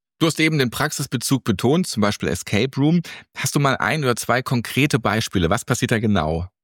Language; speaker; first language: German; native; German